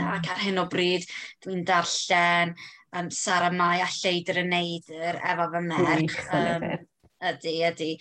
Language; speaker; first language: Welsh; non-native, local second language; English